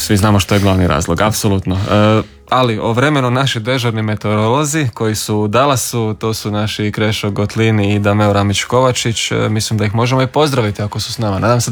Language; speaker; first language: Serbian; native; Serbian